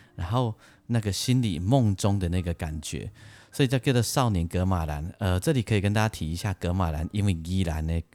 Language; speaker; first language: Chinese; native; Chinese